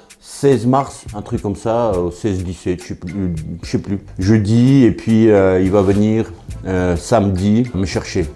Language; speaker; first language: French; native; French